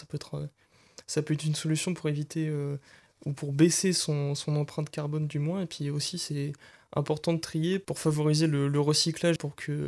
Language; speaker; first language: French; native; French